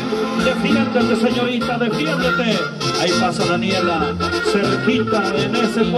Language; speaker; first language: Spanish; native; Spanish